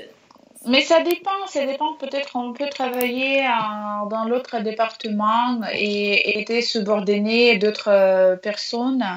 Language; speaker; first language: French; non-native, learner; Russian